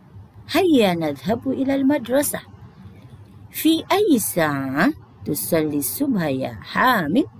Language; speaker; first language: Arabic; non-native, fluent; Indonesian